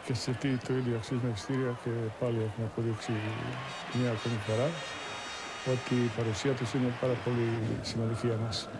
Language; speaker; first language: Greek; non-native, fluent; Bosnian